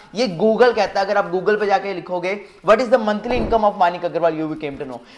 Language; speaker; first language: Hindi; native; Hindi